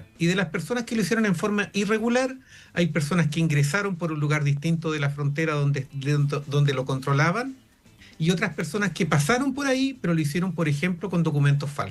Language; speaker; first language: Spanish; native; Spanish